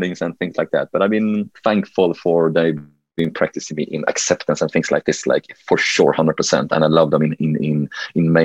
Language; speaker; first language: English; non-native, fluent; Swedish